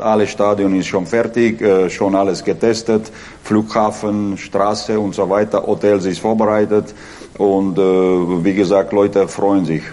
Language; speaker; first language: German; non-native, learner; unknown